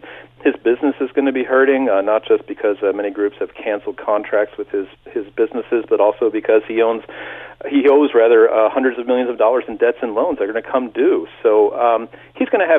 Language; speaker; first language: English; native; English